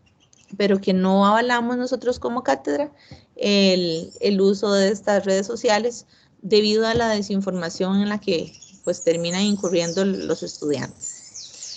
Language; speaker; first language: Spanish; native; Spanish